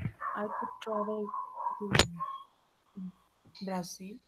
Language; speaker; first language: English; non-native, learner; Spanish